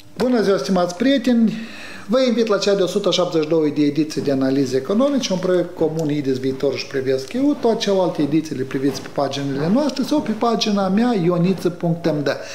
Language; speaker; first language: Romanian; native; Romanian